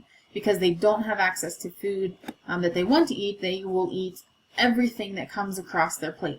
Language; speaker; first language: English; native; English